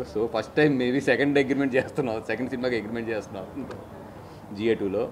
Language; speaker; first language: Telugu; native; Telugu